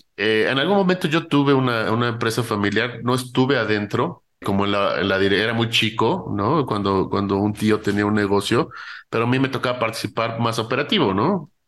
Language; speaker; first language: Spanish; native; Spanish